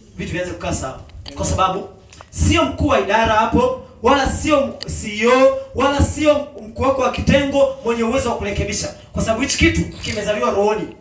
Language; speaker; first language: Swahili; native; Swahili